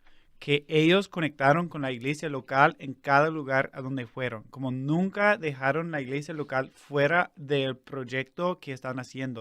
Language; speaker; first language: Spanish; non-native, fluent; English